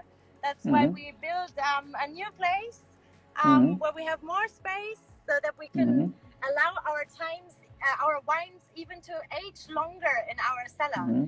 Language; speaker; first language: English; non-native, fluent; German